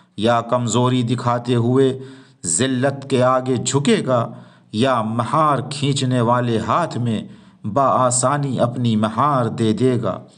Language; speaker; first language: Hindi; native; Hindi